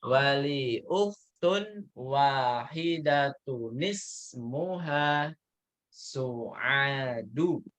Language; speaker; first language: Arabic; non-native, fluent; Indonesian